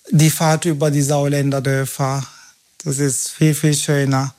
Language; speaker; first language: German; non-native, fluent; Turkish